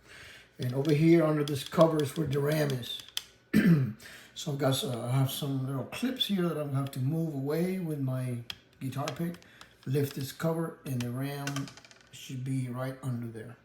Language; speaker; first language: English; native; English